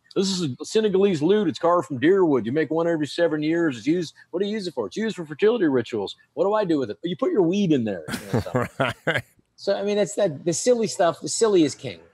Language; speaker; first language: English; native; English